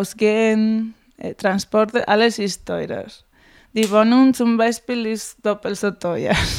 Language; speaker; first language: German; non-native, fluent; Spanish